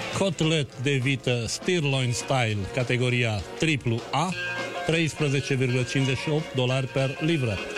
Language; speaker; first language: Romanian; native; Romanian